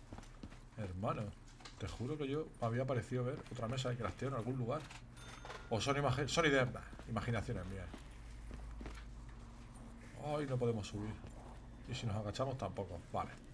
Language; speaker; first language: Spanish; native; Spanish